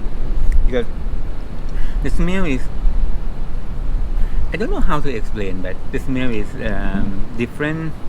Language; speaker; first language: English; non-native, fluent; Thai